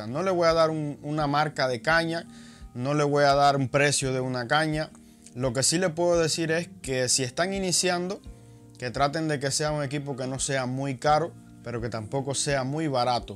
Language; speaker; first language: Spanish; native; Spanish